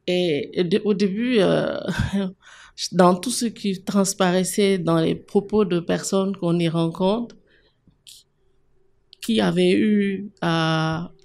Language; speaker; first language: French; non-native, local second language; Wolof